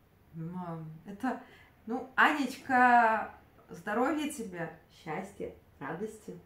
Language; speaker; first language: Russian; native; Russian